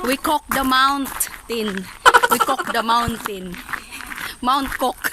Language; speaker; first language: English; non-native, local second language; Filipino